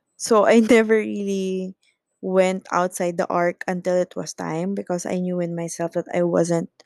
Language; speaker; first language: English; non-native, local second language; Filipino